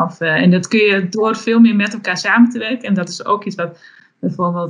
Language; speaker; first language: Dutch; native; Dutch